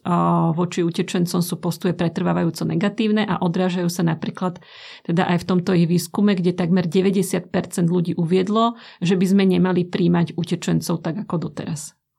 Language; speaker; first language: Slovak; native; Slovak